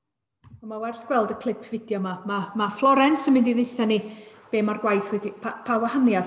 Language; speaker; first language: Welsh; native; Welsh